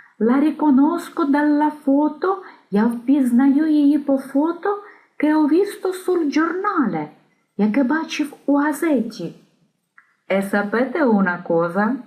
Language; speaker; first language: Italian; non-native, fluent; Ukrainian